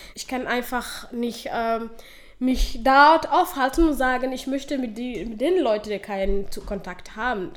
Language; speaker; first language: German; non-native, fluent; Somali